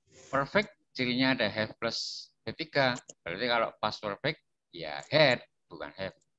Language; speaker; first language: English; non-native, fluent; Javanese